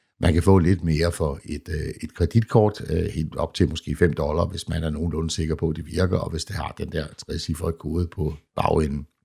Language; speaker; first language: Danish; native; Danish